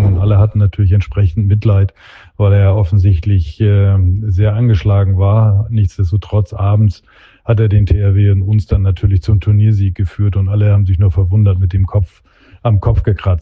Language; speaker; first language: German; native; German